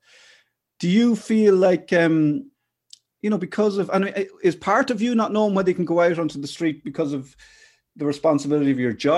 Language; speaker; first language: English; native; English